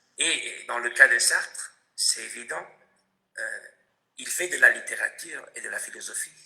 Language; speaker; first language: French; non-native, fluent; Spanish